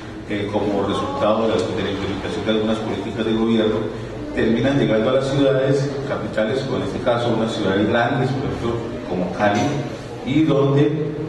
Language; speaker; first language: Spanish; native; Spanish